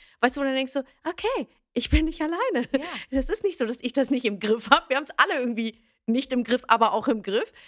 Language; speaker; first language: German; early bilingual, other home language; Persian